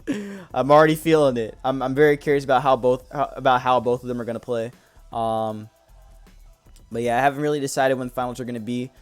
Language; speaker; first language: English; native; English